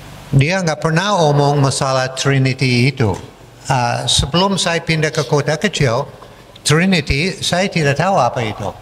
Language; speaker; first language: Indonesian; non-native, fluent; English